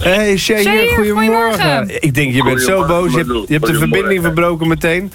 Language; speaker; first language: Dutch; native; Dutch